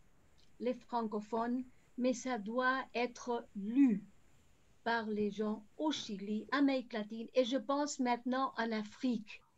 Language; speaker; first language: French; non-native, fluent; Spanish